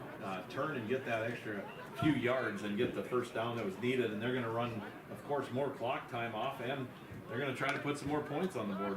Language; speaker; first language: English; native; English